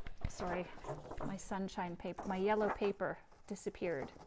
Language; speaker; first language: English; native; English